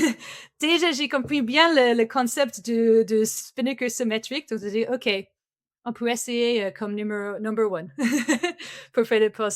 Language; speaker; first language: French; non-native, fluent; English